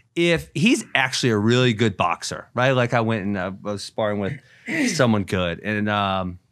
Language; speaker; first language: English; native; English